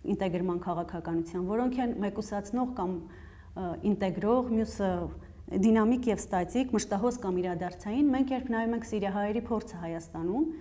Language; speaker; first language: Armenian; native; Armenian